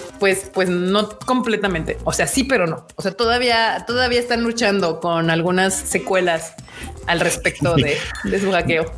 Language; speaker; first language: Spanish; native; Spanish